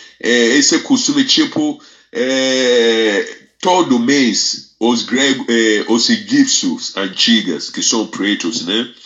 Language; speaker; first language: Portuguese; non-native, fluent; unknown